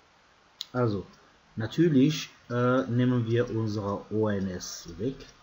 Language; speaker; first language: German; non-native, fluent; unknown